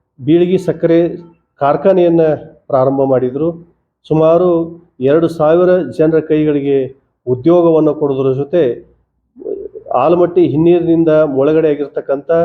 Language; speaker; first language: Kannada; native; Kannada